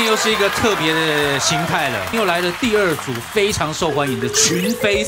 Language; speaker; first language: Chinese; native; Chinese